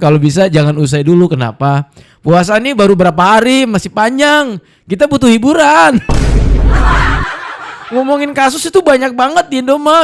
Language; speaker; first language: Indonesian; native; Indonesian